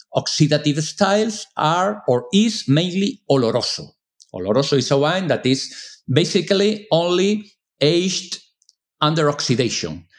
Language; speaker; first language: English; non-native, fluent; Spanish